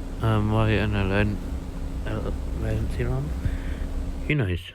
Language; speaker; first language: English; native; English